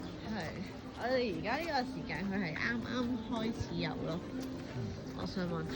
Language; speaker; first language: Cantonese; native; Cantonese